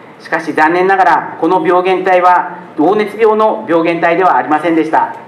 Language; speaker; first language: Japanese; native; Japanese